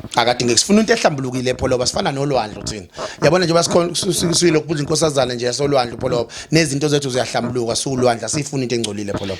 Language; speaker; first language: Zulu; native; Zulu